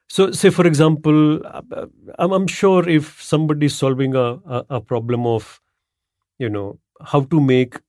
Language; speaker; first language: English; non-native, local second language; Gujarati